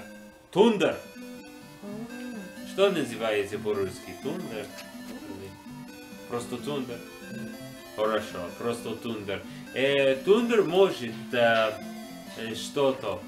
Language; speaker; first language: Russian; non-native, learner; English